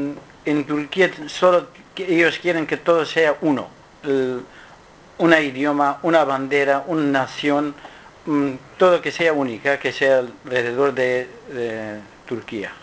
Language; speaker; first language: Spanish; non-native, learner; Kurdish